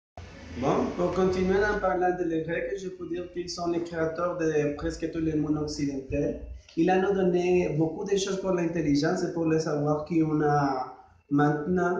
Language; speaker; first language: French; non-native, learner; Spanish